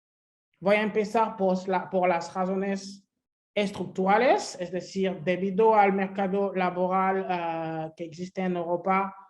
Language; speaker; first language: Spanish; non-native, fluent; French